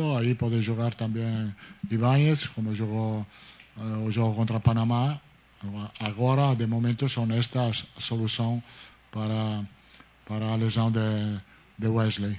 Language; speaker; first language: Portuguese; non-native, fluent; Italian